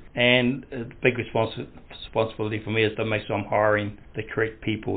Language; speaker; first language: English; native; English